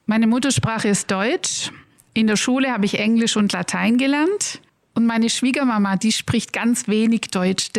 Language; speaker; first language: German; native; German